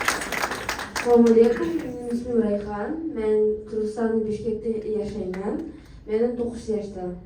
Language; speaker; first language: Turkish; non-native, learner; Uyghur